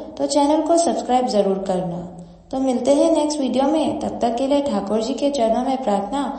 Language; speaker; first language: Hindi; non-native, local second language; Gujarati